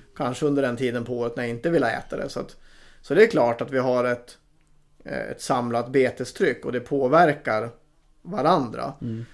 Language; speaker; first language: Swedish; native; Swedish